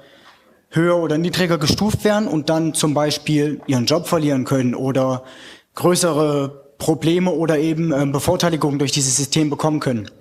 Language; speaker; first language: German; native; German